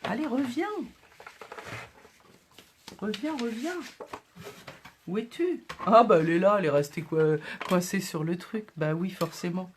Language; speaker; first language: French; native; French